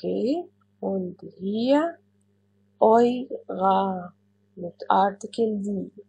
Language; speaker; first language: German; non-native, fluent; Arabic